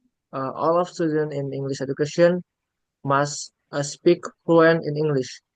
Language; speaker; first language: English; non-native, learner; Indonesian